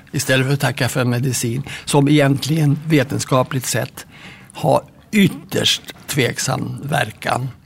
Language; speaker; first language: Swedish; native; Swedish